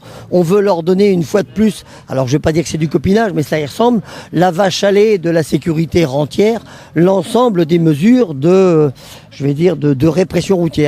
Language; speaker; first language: French; native; French